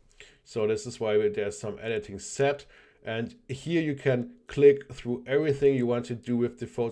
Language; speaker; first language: English; non-native, fluent; German